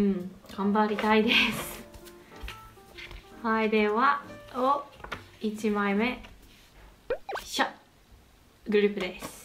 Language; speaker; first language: Japanese; non-native, learner; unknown